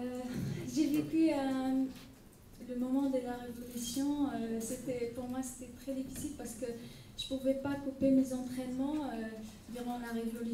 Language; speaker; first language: French; non-native, local second language; Arabic